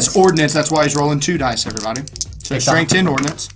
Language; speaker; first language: English; native; English